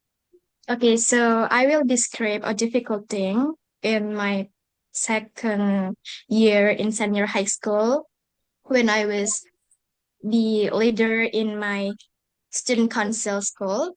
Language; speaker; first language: English; non-native, learner; Indonesian